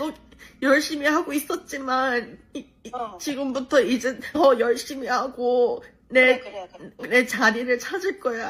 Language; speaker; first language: Korean; early bilingual, heritage; Korean